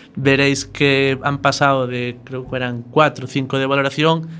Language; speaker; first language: Spanish; native; Spanish